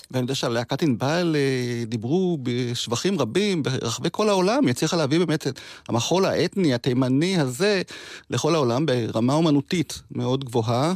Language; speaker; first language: Hebrew; native; Hebrew